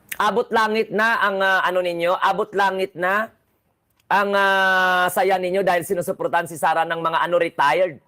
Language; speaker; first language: Filipino; non-native, local second language; Cebuano